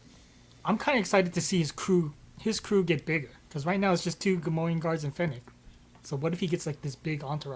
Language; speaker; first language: English; native; English